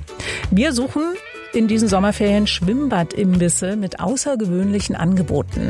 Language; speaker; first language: German; native; German